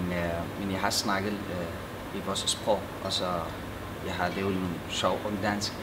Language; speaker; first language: Danish; non-native, learner; Persian